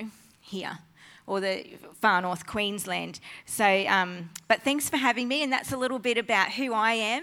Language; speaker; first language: English; native; English